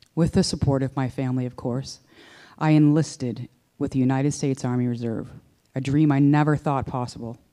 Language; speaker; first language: English; native; English